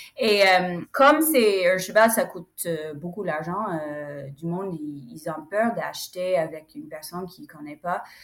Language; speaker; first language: French; non-native, fluent; English